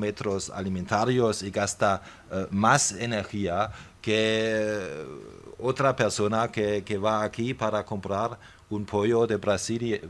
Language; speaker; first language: Spanish; non-native, fluent; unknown